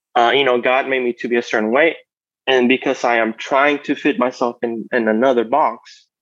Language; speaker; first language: English; non-native, fluent; Spanish